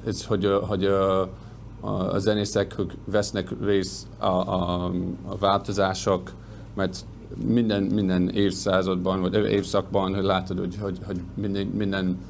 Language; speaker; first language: Hungarian; non-native, learner; English